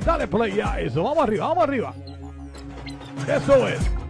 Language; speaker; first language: Spanish; native; Spanish